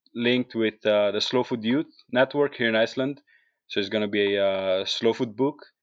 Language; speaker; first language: English; non-native, fluent; Italian